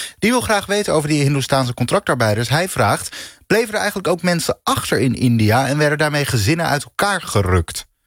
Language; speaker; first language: Dutch; native; Dutch